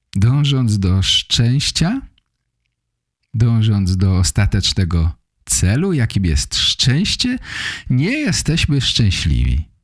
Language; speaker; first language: Polish; native; Polish